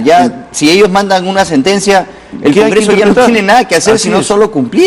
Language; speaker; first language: Spanish; native; Spanish